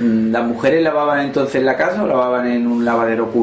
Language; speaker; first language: Spanish; native; Spanish